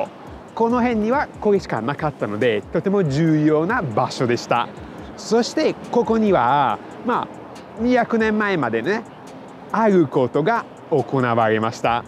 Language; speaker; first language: Japanese; non-native, fluent; Italian